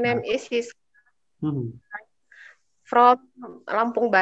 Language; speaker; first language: English; non-native, learner; Indonesian